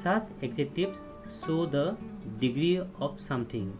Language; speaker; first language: English; non-native, local second language; Assamese